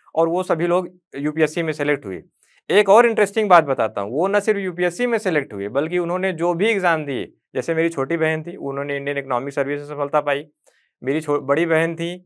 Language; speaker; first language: Hindi; native; Hindi